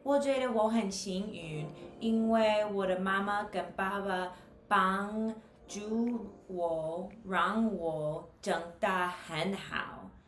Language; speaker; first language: Chinese; non-native, learner; English